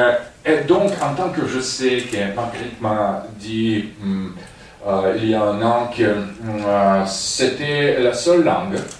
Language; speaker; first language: French; non-native, fluent; Russian